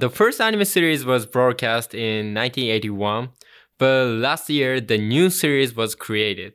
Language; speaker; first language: English; non-native, fluent; Japanese